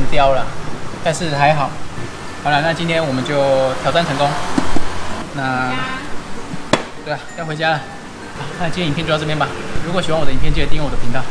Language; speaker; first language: Chinese; native; Chinese